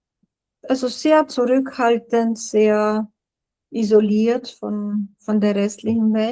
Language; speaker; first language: German; non-native, fluent; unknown